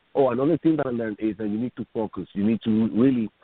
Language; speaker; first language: English; non-native, fluent; Spanish